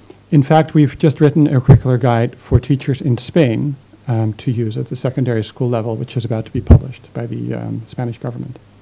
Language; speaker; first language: English; non-native, fluent; Dutch